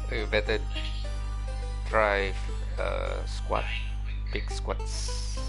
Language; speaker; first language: English; non-native, local second language; Malay